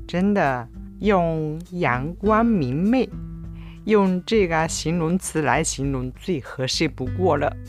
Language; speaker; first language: Chinese; non-native, fluent; Japanese